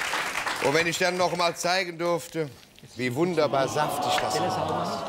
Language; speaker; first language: German; native; German